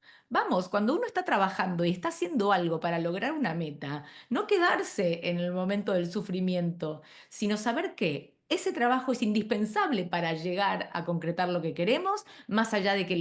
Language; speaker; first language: Spanish; native; Spanish